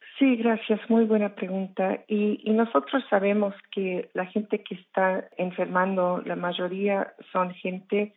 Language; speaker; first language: Spanish; early bilingual, heritage; English